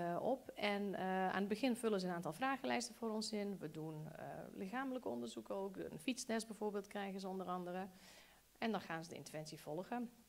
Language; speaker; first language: Dutch; early bilingual, other home language; Bosnian